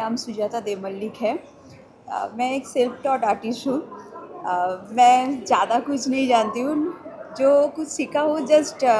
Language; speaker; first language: Hindi; non-native, local second language; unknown